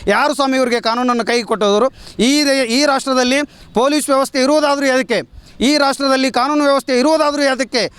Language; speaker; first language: Kannada; non-native, local second language; Urdu